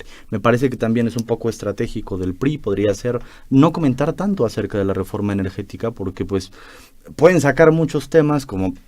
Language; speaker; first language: Spanish; native; Spanish